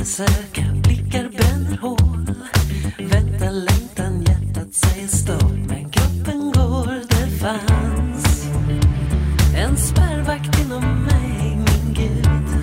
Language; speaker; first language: Swedish; native; Swedish